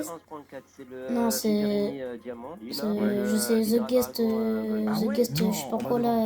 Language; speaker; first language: French; native; French